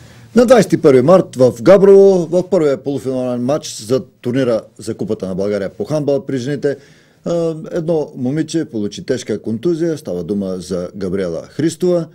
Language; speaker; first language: Bulgarian; native; Bulgarian